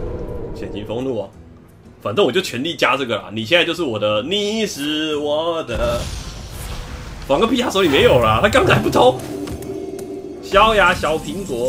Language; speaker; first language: Chinese; native; Chinese